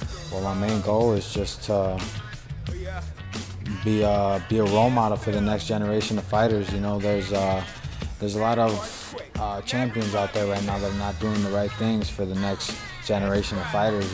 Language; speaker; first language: English; early bilingual, other home language; Spanish